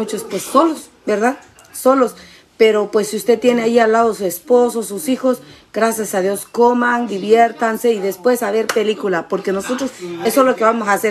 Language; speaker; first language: Spanish; native; Spanish